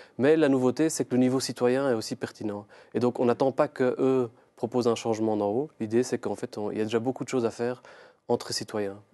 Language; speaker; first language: French; native; French